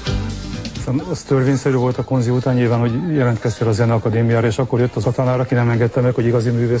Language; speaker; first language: Hungarian; native; Hungarian